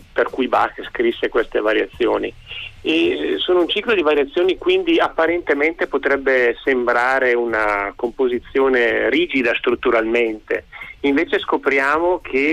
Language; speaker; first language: Italian; native; Italian